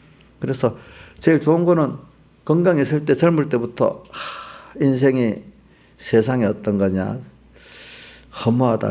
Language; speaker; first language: Korean; native; Korean